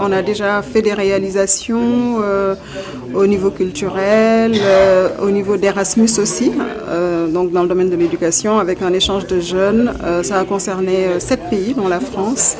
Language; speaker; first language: French; non-native, local second language; Wolof